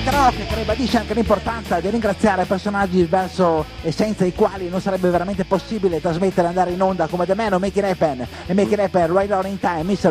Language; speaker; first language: Italian; native; Italian